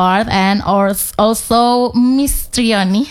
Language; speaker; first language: English; non-native, fluent; Indonesian